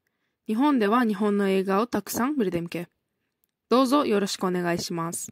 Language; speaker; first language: Japanese; non-native, fluent; Kyrgyz